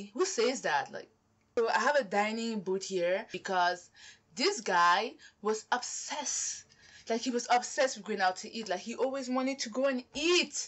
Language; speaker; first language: English; non-native, local second language; French